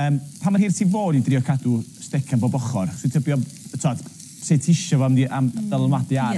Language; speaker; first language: Welsh; native; Welsh